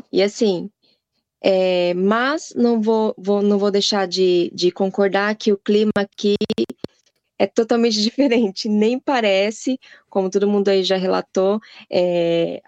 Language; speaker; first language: Portuguese; native; Portuguese